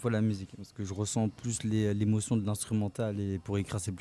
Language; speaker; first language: French; native; French